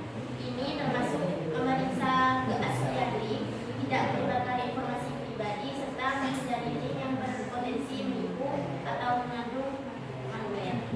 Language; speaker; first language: Indonesian; native; Indonesian